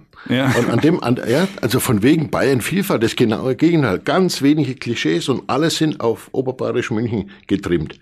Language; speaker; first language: German; native; German